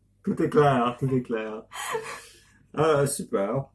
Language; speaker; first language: French; native; French